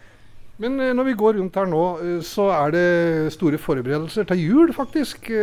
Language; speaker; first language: Norwegian; native; Norwegian